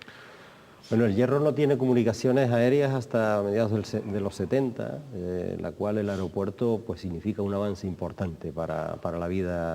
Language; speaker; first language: Spanish; native; Spanish